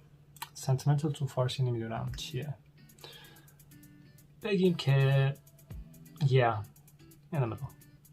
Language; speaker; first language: Persian; early bilingual, heritage; Persian